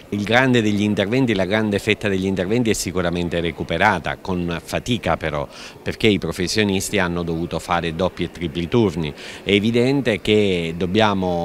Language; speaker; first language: Italian; native; Italian